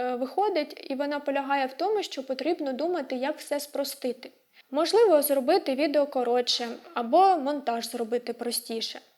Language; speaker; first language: Ukrainian; non-native, local second language; Russian